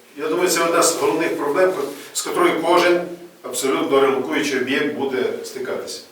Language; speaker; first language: Ukrainian; native; Ukrainian